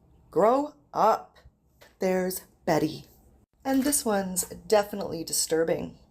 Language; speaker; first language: English; native; English